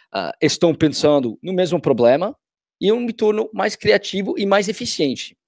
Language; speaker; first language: Portuguese; non-native, fluent; English